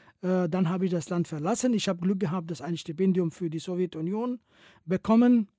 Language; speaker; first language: German; non-native, fluent; Kurdish